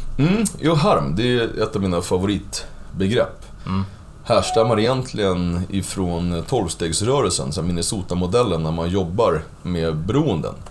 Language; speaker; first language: Swedish; native; Swedish